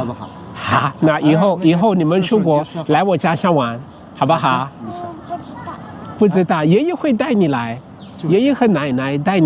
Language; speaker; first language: Chinese; non-native, fluent; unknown